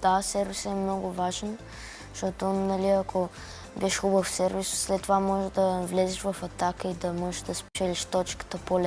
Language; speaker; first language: Bulgarian; early bilingual, heritage; Russian